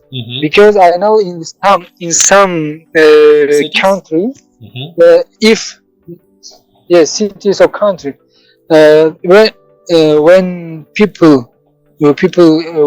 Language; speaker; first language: English; non-native, learner; Tajik